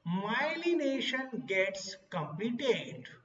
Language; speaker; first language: English; non-native, local second language; Kannada